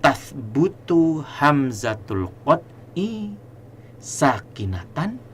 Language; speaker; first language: Arabic; non-native, fluent; Indonesian